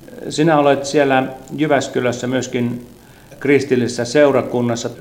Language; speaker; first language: Finnish; native; Finnish